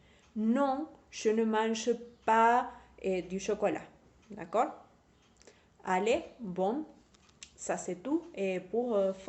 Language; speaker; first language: French; non-native, fluent; Spanish